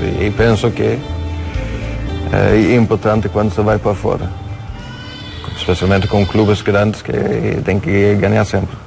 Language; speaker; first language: Portuguese; non-native, fluent; Swedish